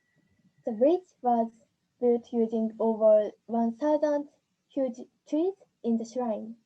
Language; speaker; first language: English; non-native, learner; Japanese